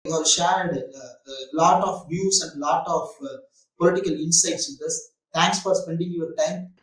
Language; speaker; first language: English; non-native, local second language; Tamil